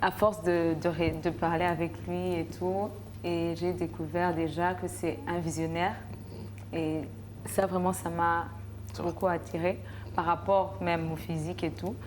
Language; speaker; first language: French; non-native, local second language; Rundi